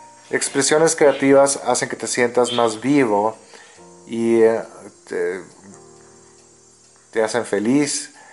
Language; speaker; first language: Spanish; native; Spanish